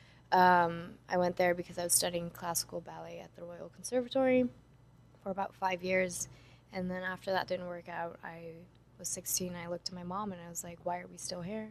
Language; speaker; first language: English; non-native, fluent; Dutch